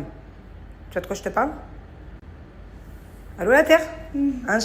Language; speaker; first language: French; native; French